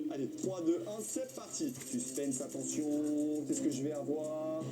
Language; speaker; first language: French; native; French